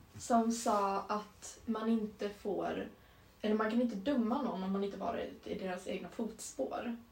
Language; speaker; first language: Swedish; native; Swedish